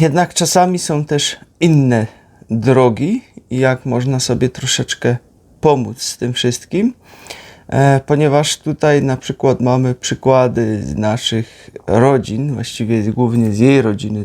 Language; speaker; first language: Polish; native; Polish